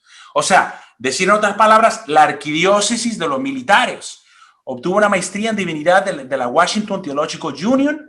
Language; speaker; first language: Spanish; native; Spanish